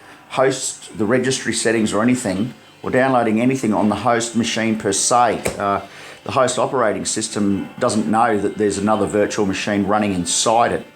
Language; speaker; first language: English; native; English